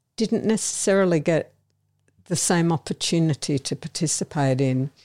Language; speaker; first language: English; native; English